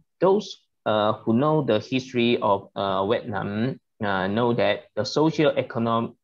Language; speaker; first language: English; non-native, learner; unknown